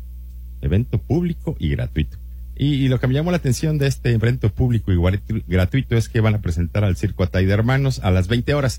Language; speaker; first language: Spanish; native; Spanish